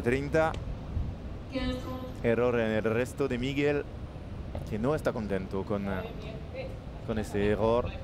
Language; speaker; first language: Spanish; non-native, learner; French